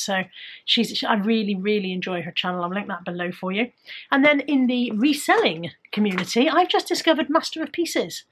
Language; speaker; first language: English; native; English